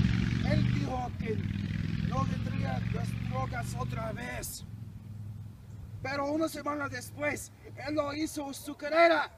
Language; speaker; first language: Spanish; non-native, learner; English